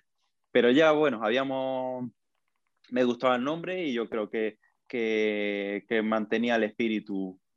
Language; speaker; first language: Spanish; native; Spanish